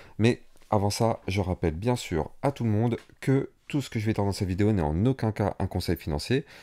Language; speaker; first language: French; native; French